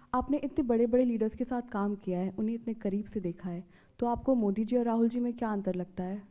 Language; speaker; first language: Hindi; native; Hindi